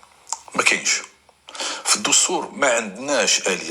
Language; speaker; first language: Arabic; native; Arabic